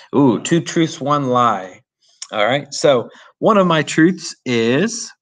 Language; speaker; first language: English; native; English